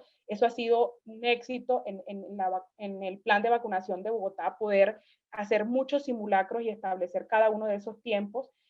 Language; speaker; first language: Spanish; native; Spanish